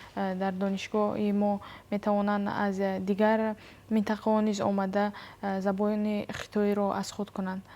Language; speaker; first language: Tajik; native; Tajik